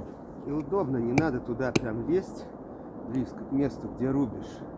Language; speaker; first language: Russian; native; Russian